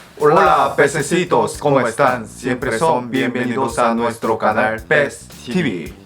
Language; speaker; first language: Spanish; non-native, fluent; Korean